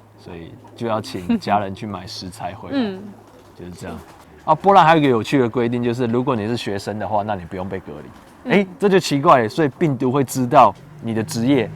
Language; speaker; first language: Chinese; native; Chinese